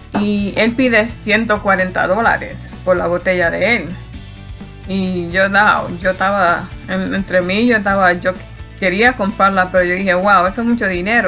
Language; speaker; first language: Spanish; early bilingual, heritage; Spanish